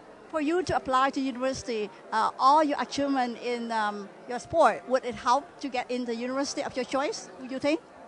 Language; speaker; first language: English; non-native, fluent; Vietnamese